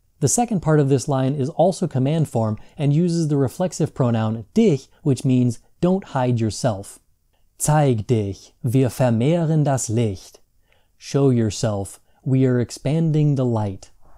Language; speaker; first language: English; native; English